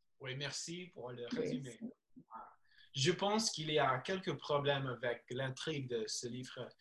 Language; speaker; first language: French; non-native, learner; English